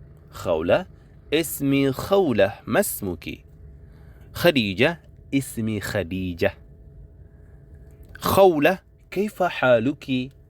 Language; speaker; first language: Arabic; non-native, fluent; Indonesian